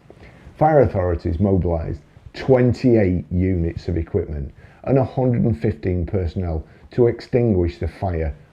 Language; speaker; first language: English; native; English